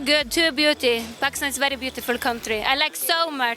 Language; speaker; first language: English; non-native, learner; Norwegian